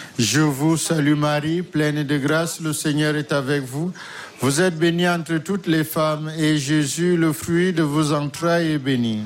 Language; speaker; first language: French; native; French